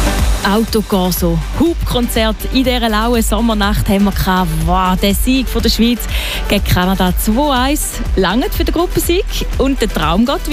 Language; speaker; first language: German; native; German